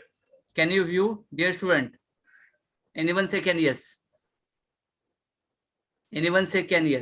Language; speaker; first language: English; non-native, local second language; Marathi